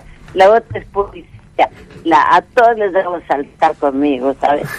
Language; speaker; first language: Spanish; non-native, fluent; Portuguese